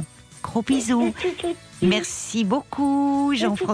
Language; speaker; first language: French; native; French